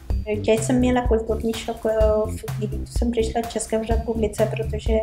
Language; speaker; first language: Czech; non-native, learner; Spanish